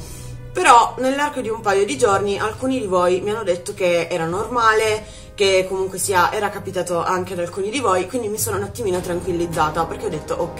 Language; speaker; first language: Italian; native; Italian